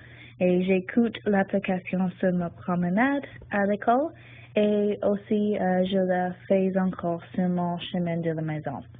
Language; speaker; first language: French; non-native, learner; English